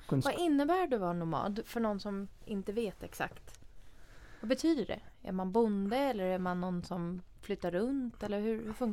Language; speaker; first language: Swedish; early bilingual, other home language; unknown